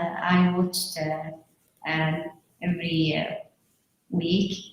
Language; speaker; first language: English; non-native, learner; Arabic